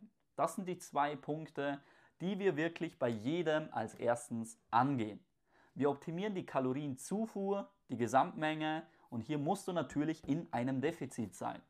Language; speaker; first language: German; native; German